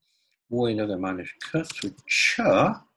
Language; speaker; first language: German; non-native, fluent; Chinese